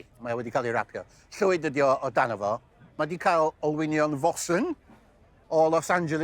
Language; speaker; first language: Welsh; native; Welsh